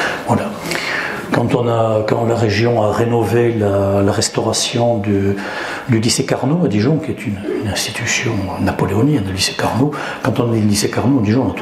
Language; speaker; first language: French; native; French